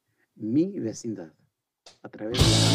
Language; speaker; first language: Spanish; early bilingual, heritage; Spanish